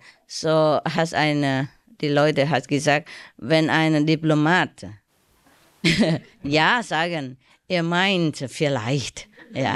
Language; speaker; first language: German; non-native, learner; Vietnamese